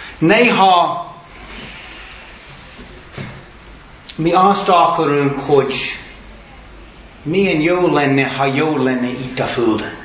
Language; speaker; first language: Hungarian; non-native, learner; English